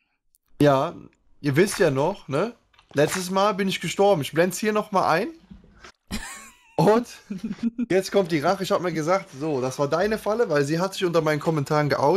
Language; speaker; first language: German; native; German